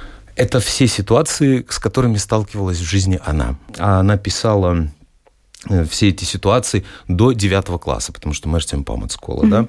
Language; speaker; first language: Russian; native; Russian